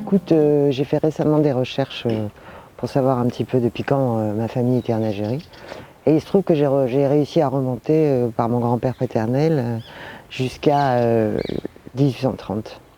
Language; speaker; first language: French; native; French